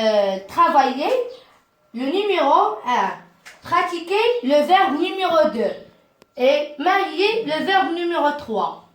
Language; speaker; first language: French; non-native, learner; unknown